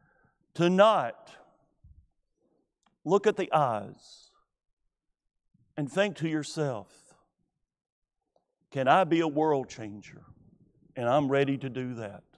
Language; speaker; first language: English; native; English